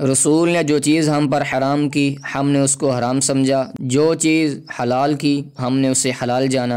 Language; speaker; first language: Urdu; native; Urdu